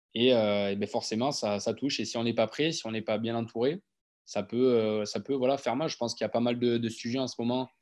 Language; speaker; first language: French; native; French